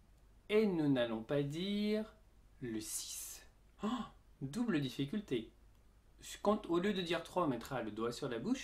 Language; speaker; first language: French; native; French